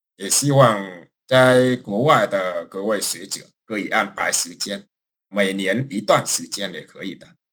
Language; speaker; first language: Chinese; non-native, fluent; Vietnamese